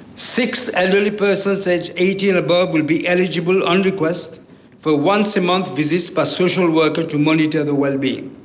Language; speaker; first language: English; non-native, local second language; Morisyen